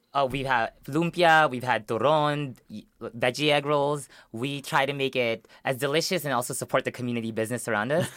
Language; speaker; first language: English; early bilingual, other home language; Filipino